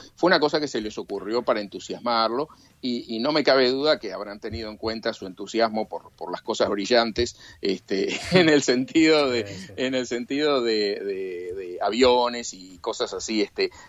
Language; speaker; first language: Spanish; native; Spanish